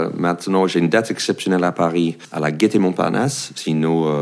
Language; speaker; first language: French; non-native, fluent; English